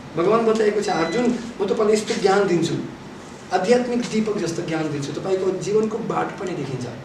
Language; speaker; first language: Nepali; non-native, fluent; Russian